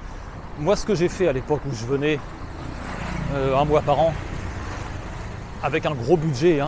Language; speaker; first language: French; native; French